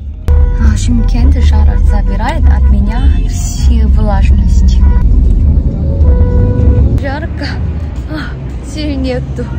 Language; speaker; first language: Russian; non-native, learner; Korean